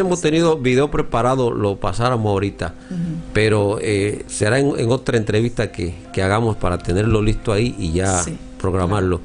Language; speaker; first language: Spanish; native; Spanish